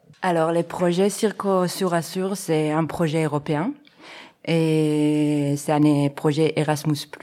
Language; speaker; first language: French; non-native, fluent; Spanish